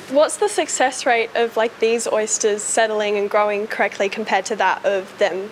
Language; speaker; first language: English; native; English